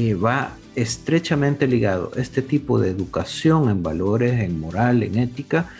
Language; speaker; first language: Spanish; native; Spanish